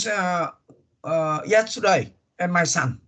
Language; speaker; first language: English; non-native, learner; Vietnamese